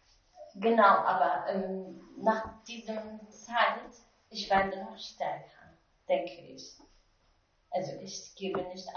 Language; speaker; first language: German; non-native, learner; Turkish